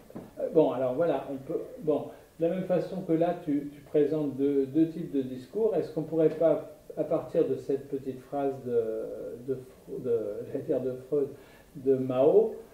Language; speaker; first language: French; native; French